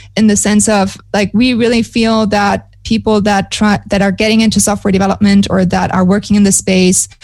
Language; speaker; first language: English; non-native, fluent; German